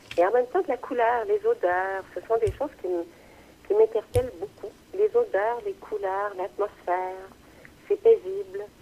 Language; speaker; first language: French; native; French